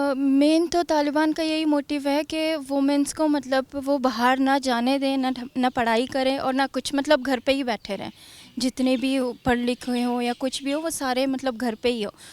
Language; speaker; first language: Hindi; non-native, fluent; Persian